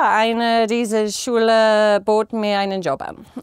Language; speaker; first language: German; non-native, fluent; English